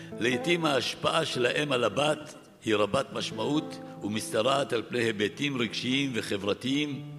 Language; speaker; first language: Hebrew; early bilingual, other home language; Arabic